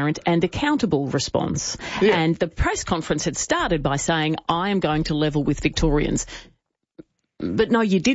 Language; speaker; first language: English; native; English